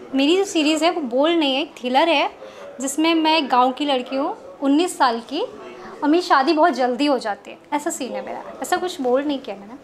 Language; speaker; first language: Hindi; native; Hindi